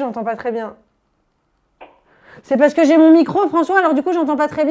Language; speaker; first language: French; native; French